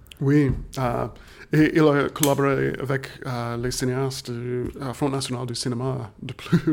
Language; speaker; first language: French; non-native, fluent; English